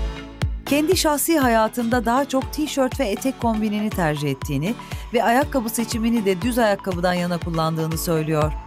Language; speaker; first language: Turkish; native; Turkish